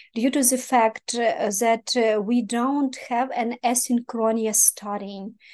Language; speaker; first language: English; non-native, fluent; Ukrainian